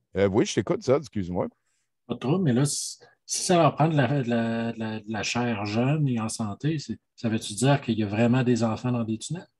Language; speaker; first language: French; native; French